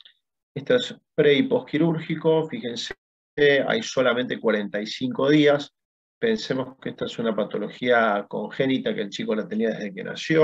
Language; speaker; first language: Spanish; native; Spanish